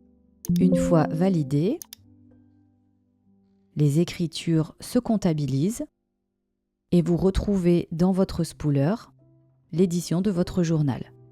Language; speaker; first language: French; native; French